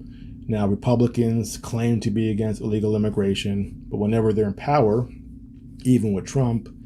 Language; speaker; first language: English; native; English